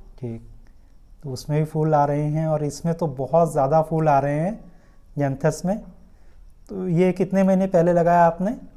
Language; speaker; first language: Hindi; native; Hindi